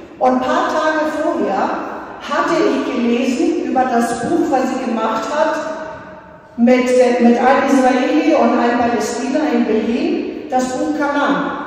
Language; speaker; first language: German; non-native, fluent; Greek